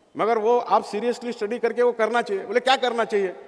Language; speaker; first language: Hindi; non-native, local second language; Marathi